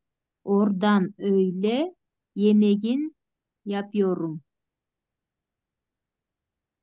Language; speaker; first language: Turkish; non-native, learner; Kyrgyz